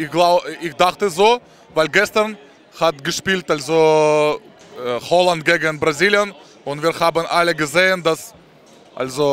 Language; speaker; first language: German; non-native, learner; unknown